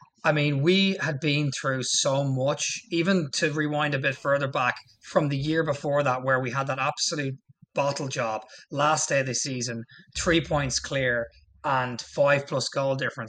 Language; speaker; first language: English; native; English